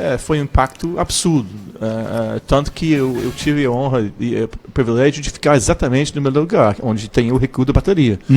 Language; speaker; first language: Portuguese; non-native, fluent; English